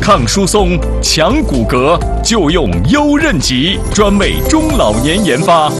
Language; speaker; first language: Chinese; native; Chinese